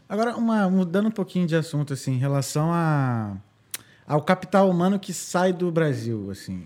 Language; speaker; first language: Portuguese; native; Portuguese